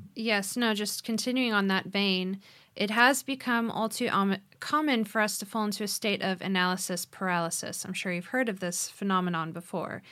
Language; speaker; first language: English; native; English